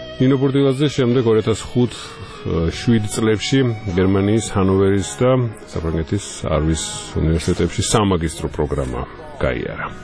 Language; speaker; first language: Georgian; native; Georgian